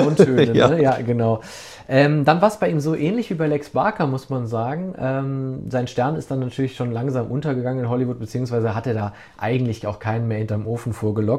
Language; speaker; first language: German; native; German